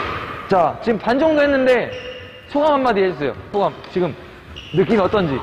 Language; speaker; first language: Korean; native; Korean